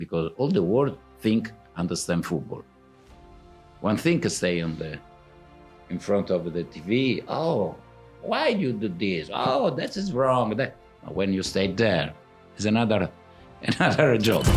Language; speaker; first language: English; non-native, fluent; Italian